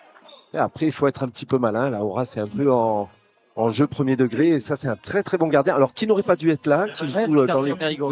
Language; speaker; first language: French; native; French